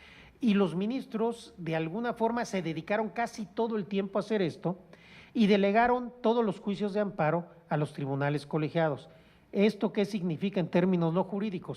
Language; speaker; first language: Spanish; native; Spanish